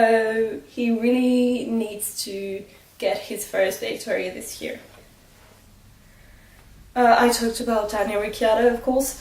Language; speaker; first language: English; non-native, fluent; French